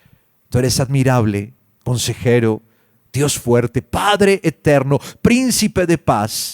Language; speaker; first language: Spanish; native; Spanish